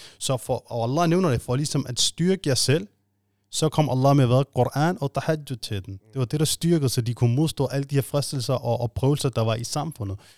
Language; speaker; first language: Danish; non-native, fluent; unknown